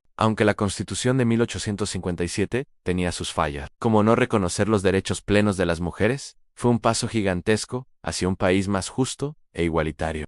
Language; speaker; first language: Spanish; native; Spanish